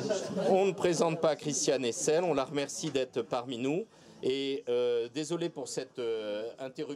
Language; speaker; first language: French; native; French